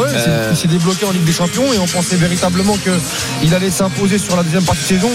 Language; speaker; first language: French; native; French